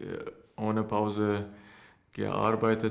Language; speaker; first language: German; non-native, learner; Persian